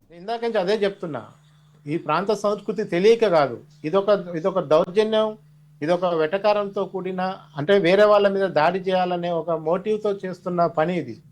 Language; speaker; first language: Telugu; native; Telugu